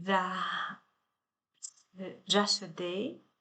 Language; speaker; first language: French; non-native, learner; Chinese